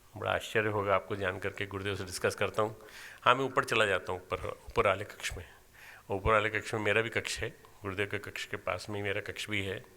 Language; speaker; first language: Hindi; native; Hindi